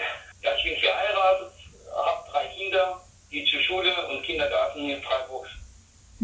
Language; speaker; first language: German; non-native, learner; Arabic